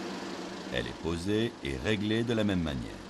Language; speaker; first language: French; native; French